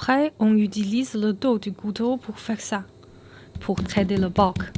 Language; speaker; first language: French; non-native, fluent; Chinese